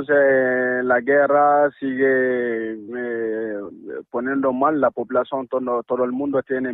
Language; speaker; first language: Spanish; non-native, learner; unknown